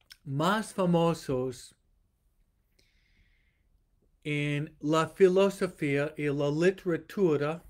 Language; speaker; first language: Spanish; non-native, fluent; English